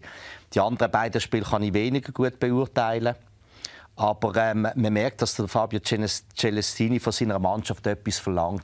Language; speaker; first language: German; native; German